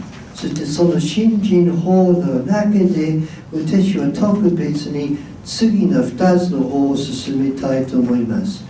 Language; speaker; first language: Japanese; non-native, fluent; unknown